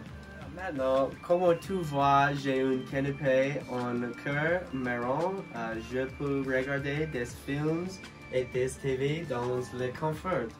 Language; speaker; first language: French; non-native, learner; English